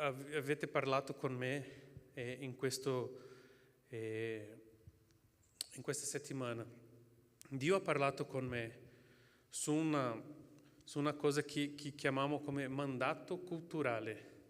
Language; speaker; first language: Italian; non-native, fluent; Portuguese